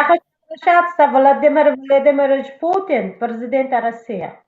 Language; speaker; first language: Russian; non-native, local second language; Tajik